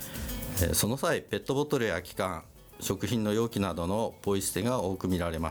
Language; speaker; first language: Japanese; native; Japanese